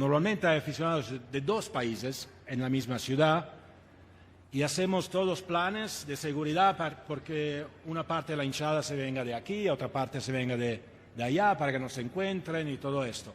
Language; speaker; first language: Spanish; non-native, fluent; Italian